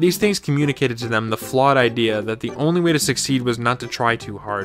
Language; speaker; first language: English; native; English